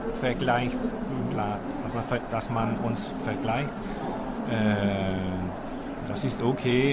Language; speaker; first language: German; non-native, learner; Danish